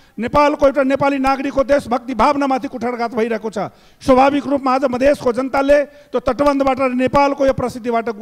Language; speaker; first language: Nepali; non-native, local second language; Maithili